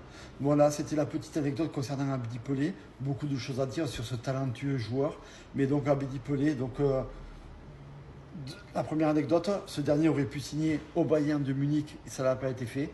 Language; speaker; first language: French; native; French